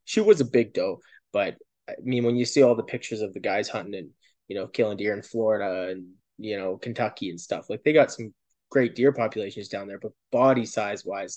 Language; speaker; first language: English; native; English